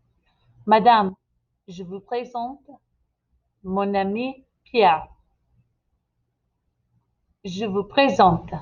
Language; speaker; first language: French; non-native, fluent; English